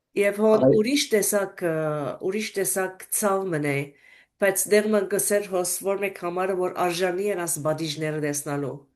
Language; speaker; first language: Armenian; early bilingual, heritage; Armenian